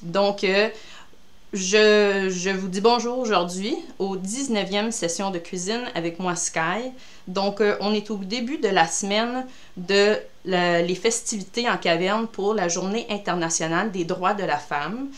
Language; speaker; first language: French; native; French